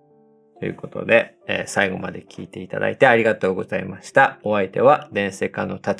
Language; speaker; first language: Japanese; native; Japanese